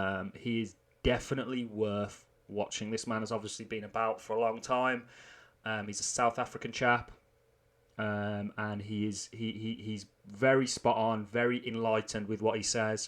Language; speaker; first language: English; native; English